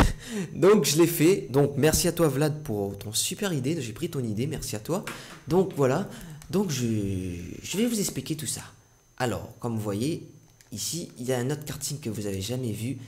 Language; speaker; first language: French; native; French